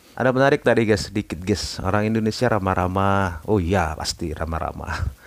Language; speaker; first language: Indonesian; native; Indonesian